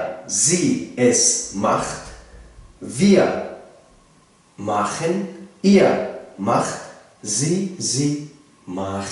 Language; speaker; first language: German; non-native, fluent; Tajik